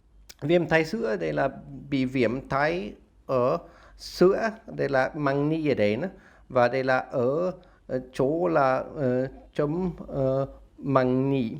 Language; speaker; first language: Vietnamese; non-native, learner; Swedish